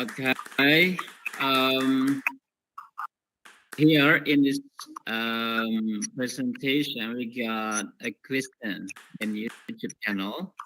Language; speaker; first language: English; non-native, fluent; Indonesian